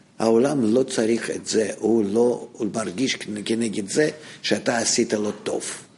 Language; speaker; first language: Hebrew; non-native, fluent; Russian